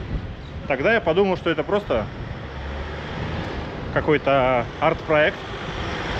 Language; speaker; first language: Russian; native; Russian